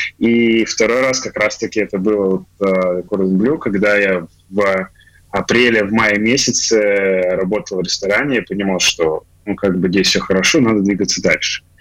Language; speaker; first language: Russian; native; Russian